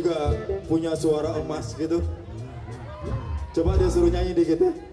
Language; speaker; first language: Indonesian; native; Indonesian